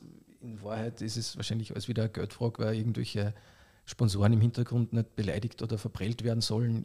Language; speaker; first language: German; native; German